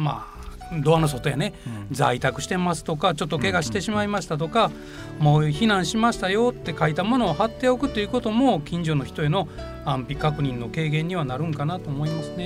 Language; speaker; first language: Japanese; native; Japanese